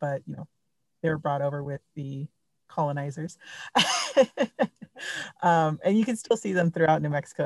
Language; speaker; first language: English; early bilingual, other home language; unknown